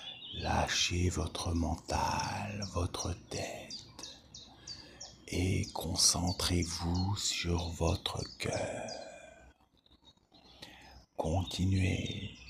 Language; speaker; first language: French; native; French